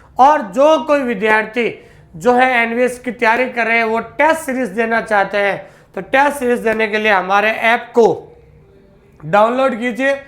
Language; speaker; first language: Hindi; native; Hindi